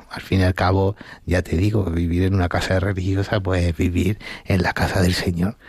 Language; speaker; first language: Spanish; native; Spanish